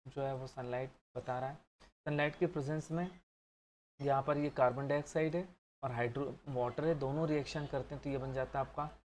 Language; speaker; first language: Hindi; native; Hindi